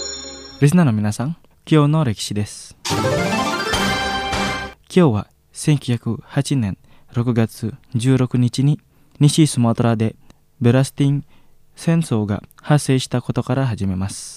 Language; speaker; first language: Japanese; non-native, fluent; Indonesian